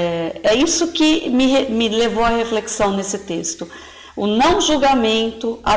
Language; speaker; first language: Portuguese; native; Portuguese